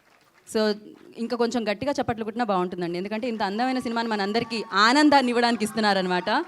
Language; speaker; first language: Telugu; native; Telugu